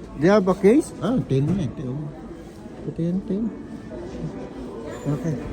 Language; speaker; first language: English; non-native, learner; Bikol